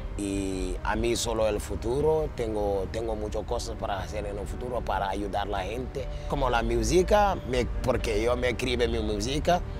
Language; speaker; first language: Spanish; non-native, learner; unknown